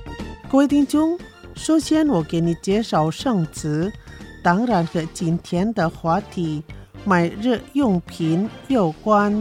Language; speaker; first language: Chinese; early bilingual, heritage; Chinese